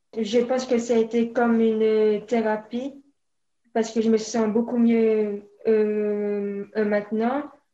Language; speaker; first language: French; native; French